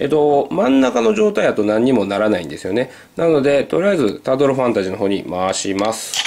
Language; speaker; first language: Japanese; native; Japanese